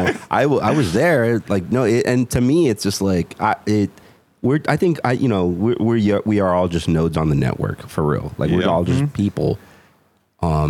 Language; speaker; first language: English; native; English